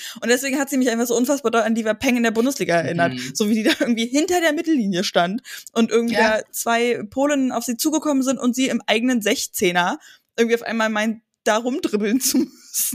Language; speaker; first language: German; native; German